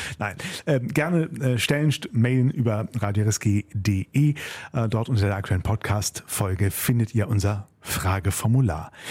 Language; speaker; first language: German; native; German